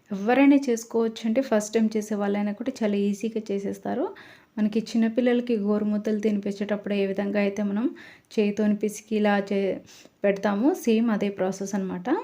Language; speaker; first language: Telugu; non-native, local second language; Lambadi